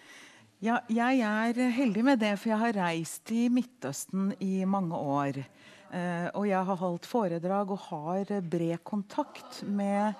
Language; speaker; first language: Norwegian; early bilingual, heritage; Norwegian